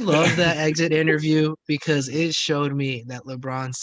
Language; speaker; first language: English; native; English